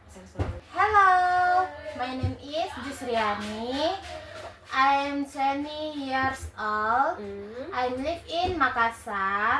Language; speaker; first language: English; non-native, learner; Indonesian